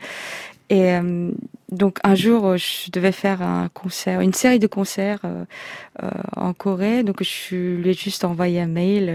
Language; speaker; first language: French; non-native, fluent; Korean